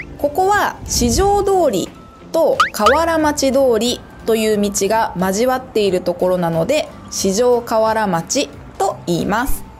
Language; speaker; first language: Japanese; native; Japanese